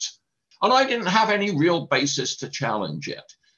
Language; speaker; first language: English; native; English